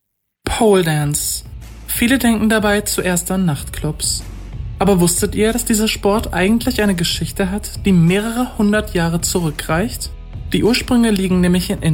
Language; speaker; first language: German; native; German